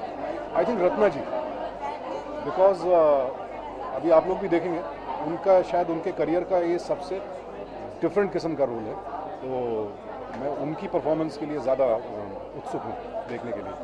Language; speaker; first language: Hindi; native; Hindi